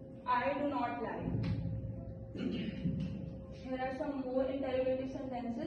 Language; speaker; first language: English; non-native, learner; Urdu